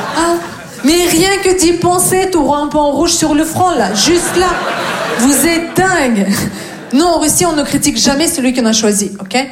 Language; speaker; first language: French; non-native, fluent; Russian